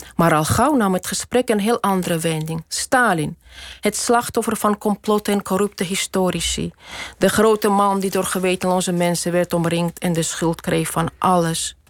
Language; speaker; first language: Dutch; non-native, fluent; Russian